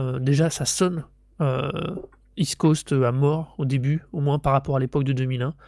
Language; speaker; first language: French; native; French